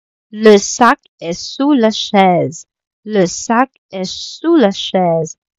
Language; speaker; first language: French; non-native, local second language; Filipino